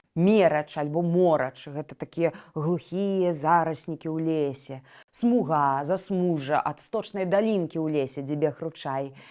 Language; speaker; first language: Belarusian; native; Belarusian